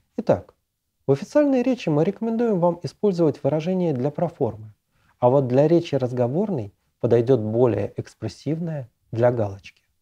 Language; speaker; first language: Russian; native; Russian